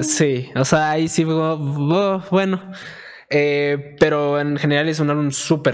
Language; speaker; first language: Spanish; native; Spanish